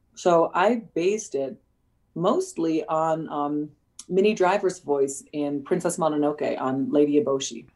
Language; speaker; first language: English; native; English